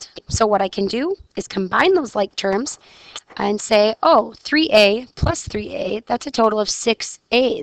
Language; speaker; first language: English; native; English